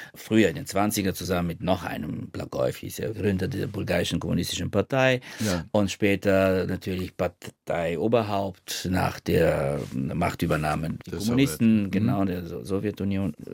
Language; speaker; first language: German; non-native, fluent; Bulgarian